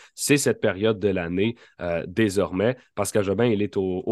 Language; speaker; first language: French; native; French